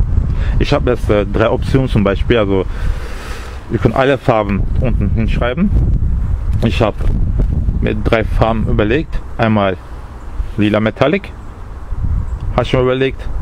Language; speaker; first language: German; early bilingual, other home language; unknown